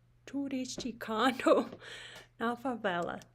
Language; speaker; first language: Portuguese; non-native, learner; English